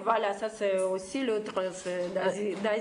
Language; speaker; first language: French; non-native, fluent; Russian